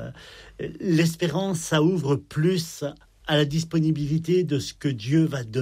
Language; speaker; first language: French; native; French